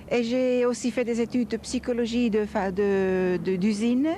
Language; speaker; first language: French; non-native, fluent; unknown